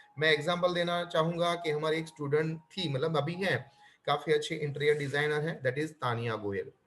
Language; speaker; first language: Hindi; non-native, local second language; Gujarati